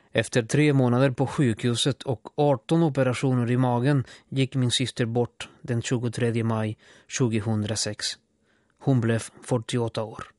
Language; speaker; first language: Swedish; non-native, fluent; Spanish